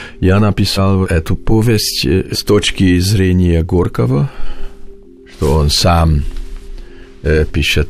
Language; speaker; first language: Russian; non-native, learner; Hungarian